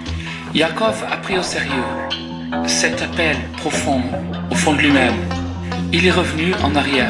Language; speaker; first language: French; native; French